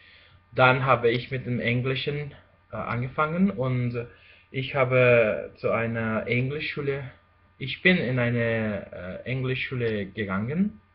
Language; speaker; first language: German; non-native, fluent; Spanish